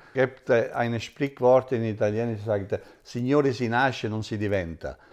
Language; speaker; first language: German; non-native, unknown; Italian